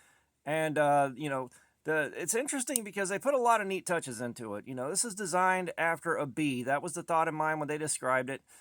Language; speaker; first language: English; native; English